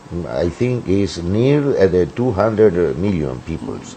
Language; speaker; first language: English; non-native, learner; Spanish